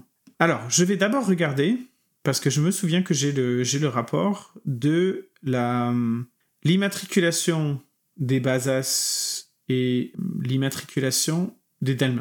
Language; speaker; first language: French; native; French